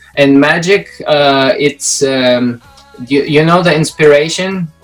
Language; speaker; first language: English; non-native, fluent; Belarusian